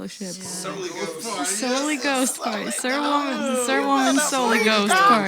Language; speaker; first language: English; native; English